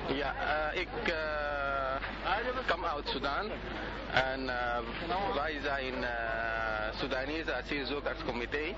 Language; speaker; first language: Dutch; non-native, learner; Arabic